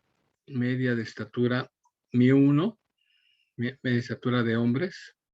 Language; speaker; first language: Spanish; native; Spanish